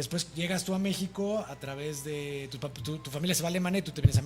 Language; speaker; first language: Spanish; native; Spanish